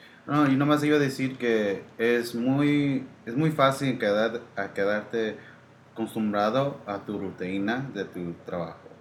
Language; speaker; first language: Spanish; early bilingual, heritage; Spanish